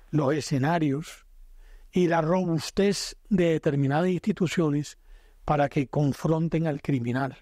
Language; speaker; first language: Spanish; native; Spanish